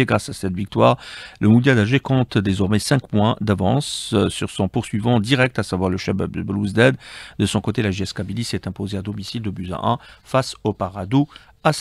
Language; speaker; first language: French; non-native, local second language; Arabic